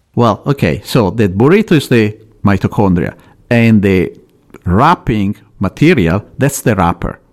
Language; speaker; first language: English; non-native, fluent; Italian